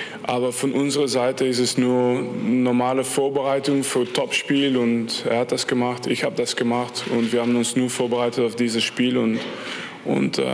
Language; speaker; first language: German; non-native, fluent; French